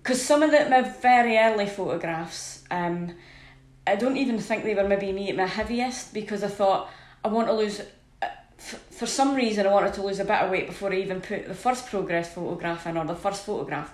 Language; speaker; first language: English; native; English